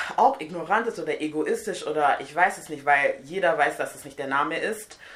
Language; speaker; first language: German; non-native, fluent; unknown